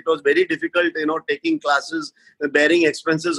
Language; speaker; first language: English; non-native, local second language; Marathi